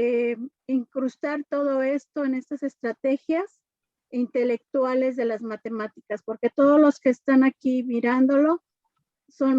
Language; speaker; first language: Spanish; native; Spanish